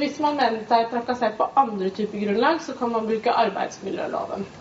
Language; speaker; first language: Norwegian; native; Norwegian